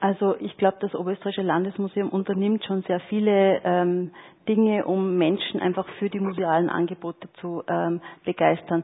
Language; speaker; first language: German; native; German